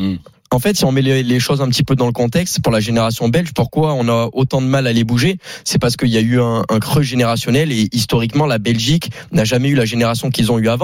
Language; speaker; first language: French; native; French